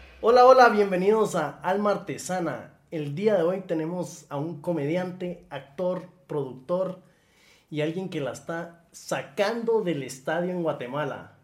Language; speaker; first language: Spanish; native; Spanish